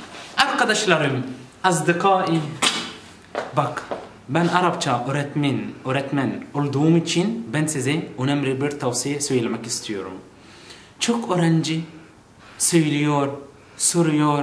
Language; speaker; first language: Turkish; non-native, fluent; Arabic